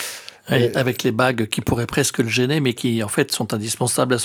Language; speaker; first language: French; native; French